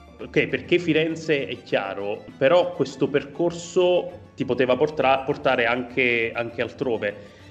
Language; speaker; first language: Italian; native; Italian